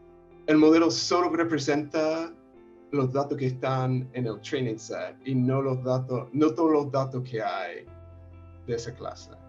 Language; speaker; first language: Spanish; non-native, fluent; English